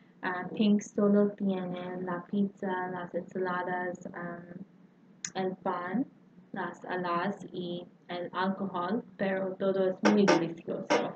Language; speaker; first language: Spanish; non-native, learner; English